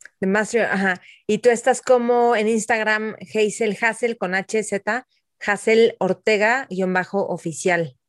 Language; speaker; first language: Spanish; native; Spanish